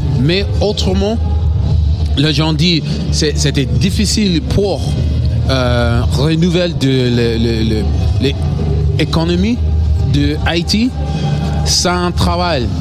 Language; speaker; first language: French; non-native, learner; English